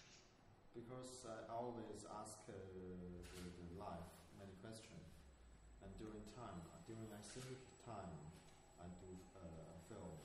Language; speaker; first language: English; non-native, learner; Chinese